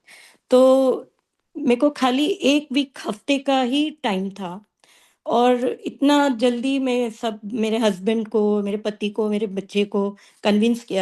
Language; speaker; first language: Hindi; non-native, local second language; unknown